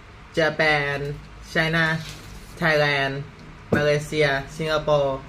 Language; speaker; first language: English; non-native, learner; Thai